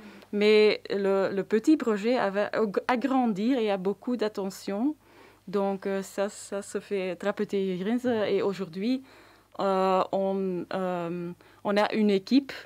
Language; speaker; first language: French; non-native, local second language; Dutch